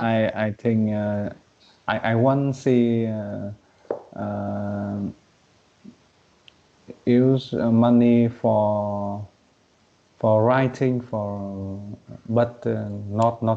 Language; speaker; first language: English; non-native, learner; Vietnamese